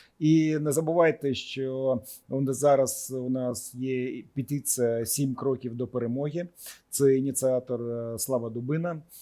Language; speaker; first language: Ukrainian; native; Ukrainian